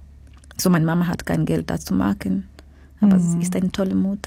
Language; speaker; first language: German; non-native, fluent; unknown